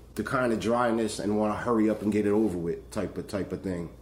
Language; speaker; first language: English; native; English